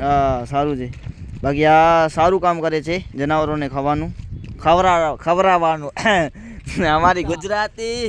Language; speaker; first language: Gujarati; non-native, local second language; Kachhi